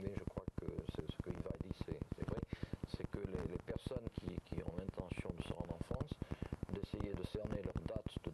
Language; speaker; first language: French; native; French